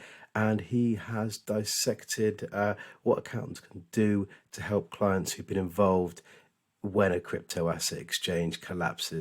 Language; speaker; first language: English; native; English